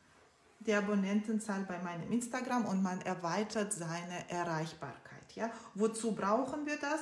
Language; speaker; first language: German; non-native, fluent; Russian